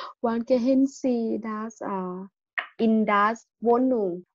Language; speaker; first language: German; non-native, learner; Thai